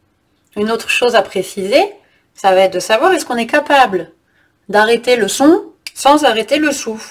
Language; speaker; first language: French; native; French